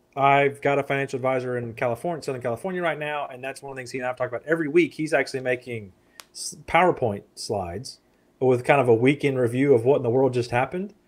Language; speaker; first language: English; native; English